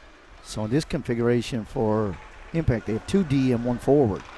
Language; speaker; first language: English; native; English